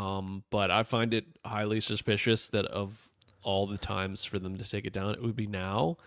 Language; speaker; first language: English; native; English